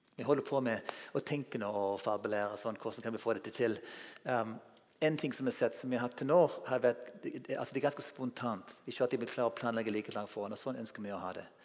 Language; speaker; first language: Norwegian; non-native, fluent; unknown